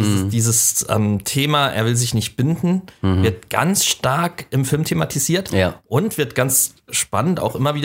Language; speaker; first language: German; native; German